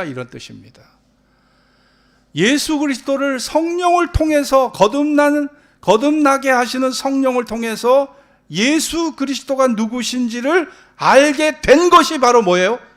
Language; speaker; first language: Korean; native; Korean